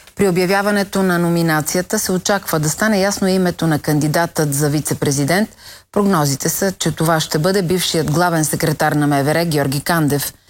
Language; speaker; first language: Bulgarian; native; Bulgarian